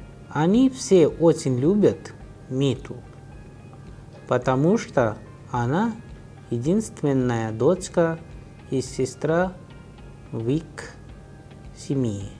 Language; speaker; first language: Russian; non-native, fluent; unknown